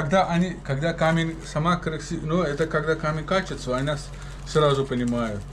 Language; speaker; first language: Russian; non-native, learner; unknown